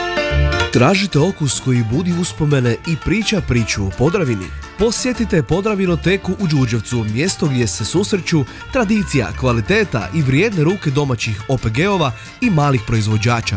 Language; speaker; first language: Croatian; native; Croatian